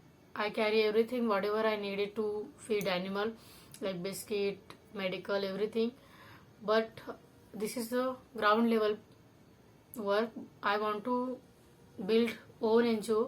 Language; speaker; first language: English; non-native, local second language; Marathi